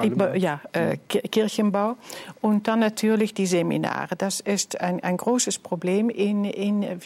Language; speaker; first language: German; non-native, fluent; Dutch